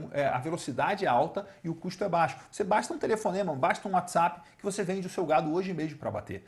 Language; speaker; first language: Portuguese; native; Portuguese